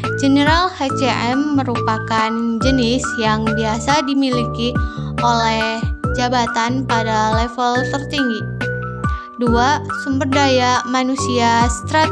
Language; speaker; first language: Indonesian; native; Indonesian